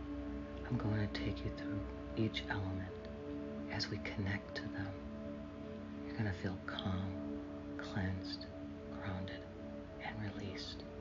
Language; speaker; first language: English; native; English